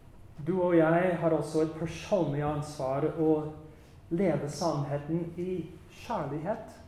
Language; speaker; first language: Norwegian; non-native, fluent; English